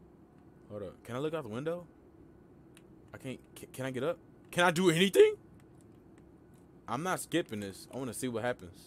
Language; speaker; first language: English; native; English